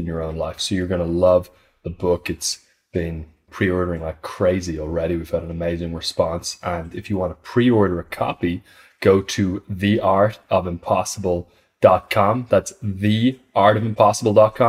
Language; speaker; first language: English; native; English